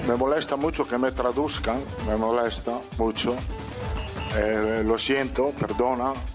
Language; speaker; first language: Spanish; non-native, fluent; Italian